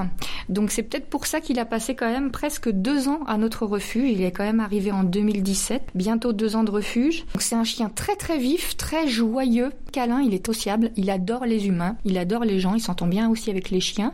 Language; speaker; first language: French; native; French